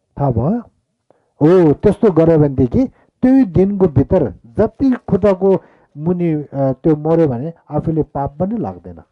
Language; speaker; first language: Nepali; non-native, local second language; Eastern Tamang